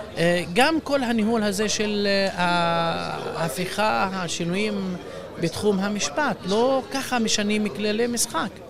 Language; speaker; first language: Hebrew; non-native, local second language; Arabic